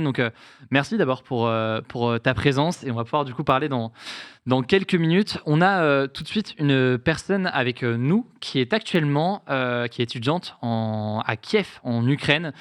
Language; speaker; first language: French; native; French